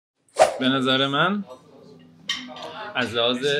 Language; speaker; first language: Persian; native; Persian